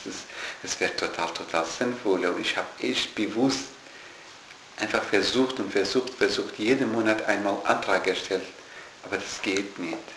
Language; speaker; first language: German; non-native, learner; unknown